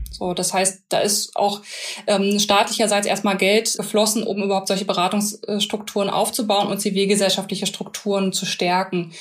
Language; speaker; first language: German; native; German